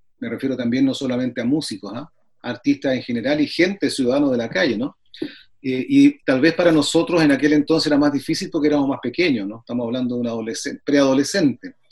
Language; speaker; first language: Spanish; native; Spanish